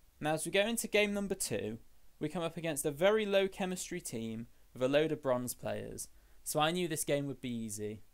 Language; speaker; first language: English; native; English